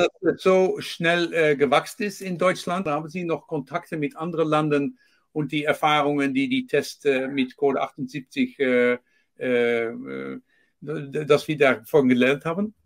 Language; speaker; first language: German; non-native, learner; Dutch